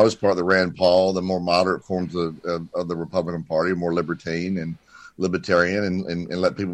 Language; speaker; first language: English; native; English